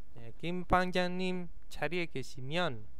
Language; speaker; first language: Korean; non-native, fluent; Indonesian